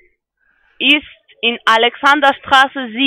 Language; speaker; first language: German; non-native, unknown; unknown